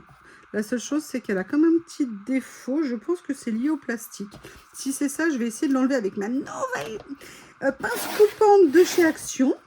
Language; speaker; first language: French; native; French